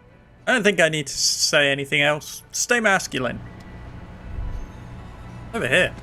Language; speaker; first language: English; native; English